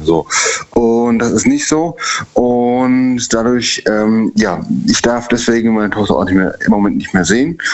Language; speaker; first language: German; native; German